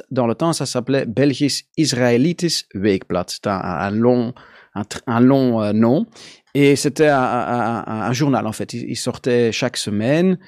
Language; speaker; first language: French; native; French